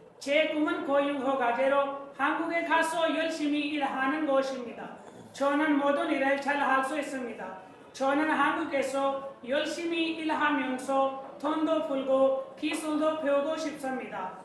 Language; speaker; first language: Korean; non-native, learner; Urdu